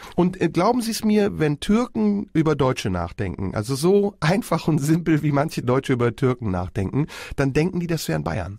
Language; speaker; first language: German; early bilingual, other home language; Turkish